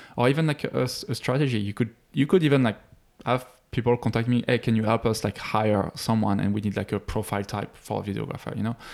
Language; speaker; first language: English; non-native, fluent; French